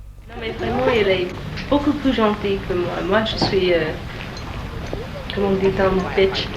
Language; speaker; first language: French; non-native, learner; English